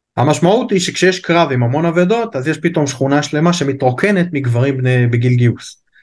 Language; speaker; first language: Hebrew; native; Hebrew